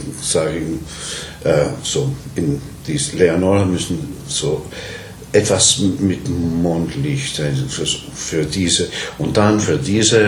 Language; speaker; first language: German; non-native, learner; English